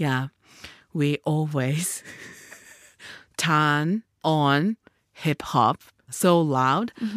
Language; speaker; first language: English; non-native, learner; Japanese